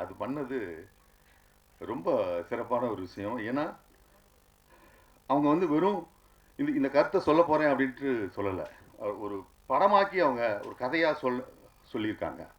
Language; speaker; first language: Tamil; native; Tamil